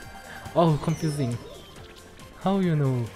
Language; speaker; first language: English; non-native, learner; Korean